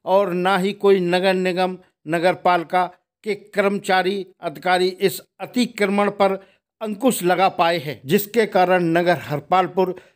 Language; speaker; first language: Hindi; native; Hindi